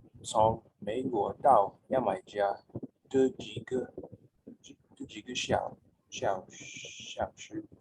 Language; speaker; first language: Chinese; non-native, learner; English